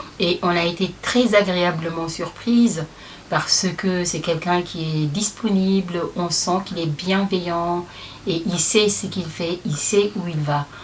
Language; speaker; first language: French; non-native, local second language; Wolof